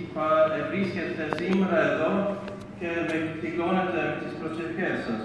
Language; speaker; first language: Greek; non-native, fluent; English